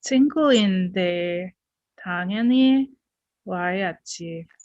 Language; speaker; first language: Korean; non-native, learner; English